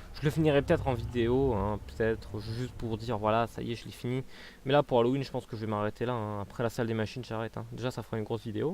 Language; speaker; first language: French; native; French